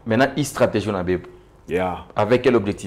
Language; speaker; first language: French; non-native, local second language; Swahili